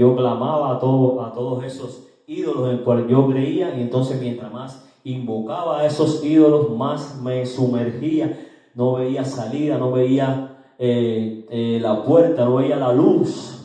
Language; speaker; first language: Spanish; native; Spanish